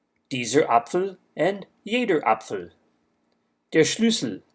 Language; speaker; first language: German; non-native, fluent; English